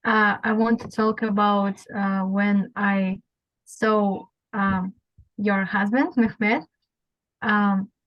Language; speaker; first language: English; non-native, learner; Russian